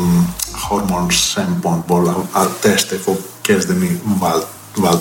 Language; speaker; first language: Hungarian; non-native, learner; Greek